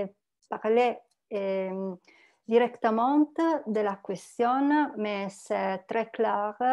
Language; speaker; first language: French; non-native, learner; Italian